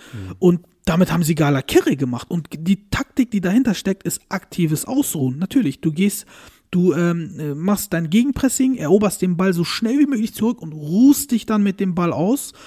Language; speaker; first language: German; early bilingual, other home language; Turkish